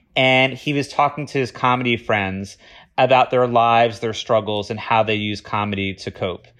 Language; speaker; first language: English; native; English